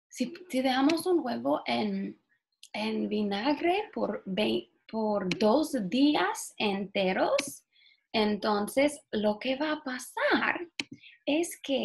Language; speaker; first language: Spanish; non-native, fluent; English